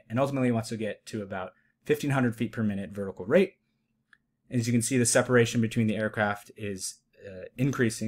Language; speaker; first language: English; native; English